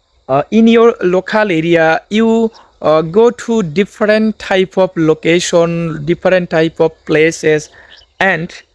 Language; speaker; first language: English; non-native, learner; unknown